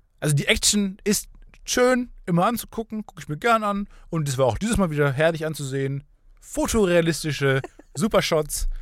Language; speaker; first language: German; native; German